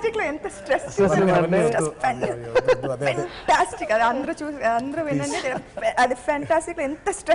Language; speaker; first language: Telugu; non-native, fluent; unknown